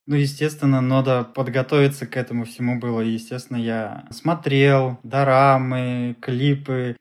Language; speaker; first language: Russian; native; Russian